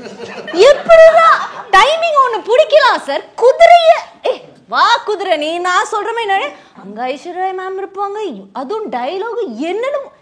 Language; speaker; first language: Tamil; native; Tamil